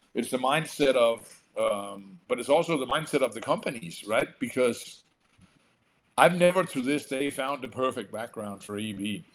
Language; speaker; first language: English; non-native, fluent; Danish